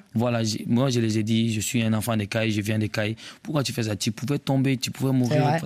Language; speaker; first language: French; non-native, local second language; Bambara